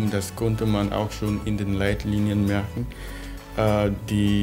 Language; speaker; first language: German; non-native, fluent; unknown